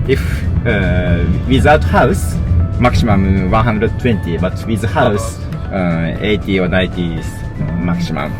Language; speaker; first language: English; non-native, learner; Japanese